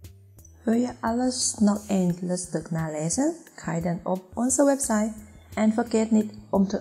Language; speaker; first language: Dutch; non-native, learner; Thai